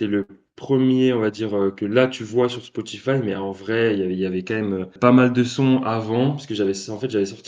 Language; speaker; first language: French; native; French